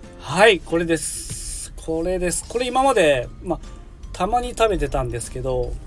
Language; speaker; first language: Japanese; native; Japanese